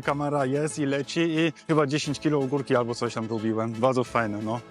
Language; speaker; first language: Polish; non-native, learner; German